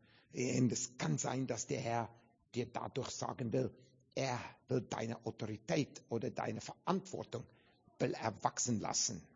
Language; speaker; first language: German; non-native, fluent; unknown